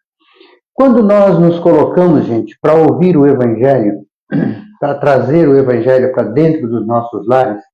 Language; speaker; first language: Portuguese; native; Portuguese